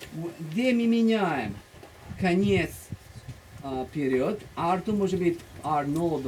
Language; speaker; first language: Russian; non-native, fluent; Italian